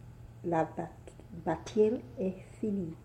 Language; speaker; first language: French; non-native, learner; English